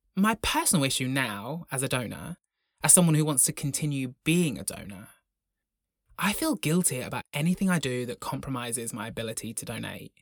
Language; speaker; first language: English; native; English